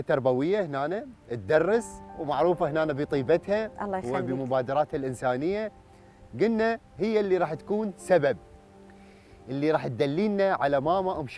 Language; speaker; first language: Arabic; native; Arabic